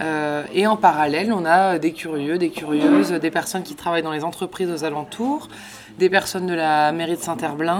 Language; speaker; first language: French; native; French